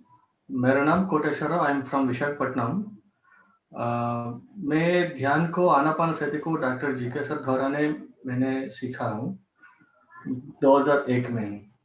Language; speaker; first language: Hindi; non-native, local second language; Telugu